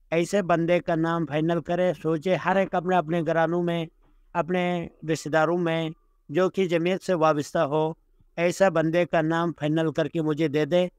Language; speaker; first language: Urdu; non-native, local second language; Shina